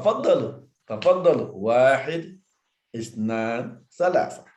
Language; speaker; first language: Arabic; non-native, fluent; Indonesian